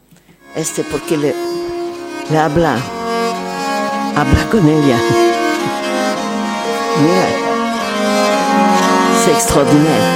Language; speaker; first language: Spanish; non-native, learner; French